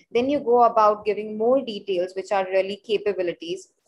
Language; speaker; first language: English; non-native, local second language; Hindi